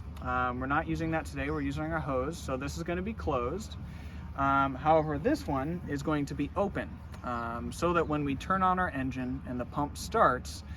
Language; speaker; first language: English; native; English